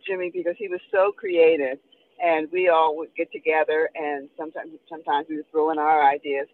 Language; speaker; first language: English; native; English